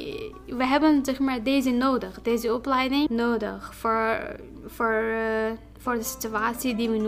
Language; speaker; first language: Dutch; non-native, fluent; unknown